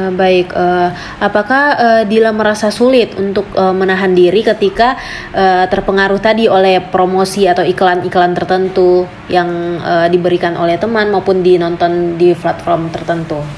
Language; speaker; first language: Indonesian; native; Indonesian